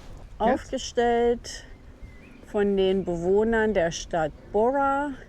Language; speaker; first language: German; native; German